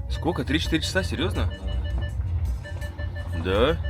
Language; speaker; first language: Russian; native; Russian